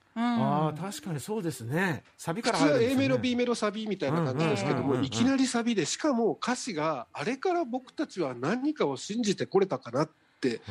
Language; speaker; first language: Japanese; native; Japanese